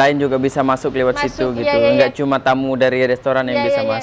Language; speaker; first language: Indonesian; native; Indonesian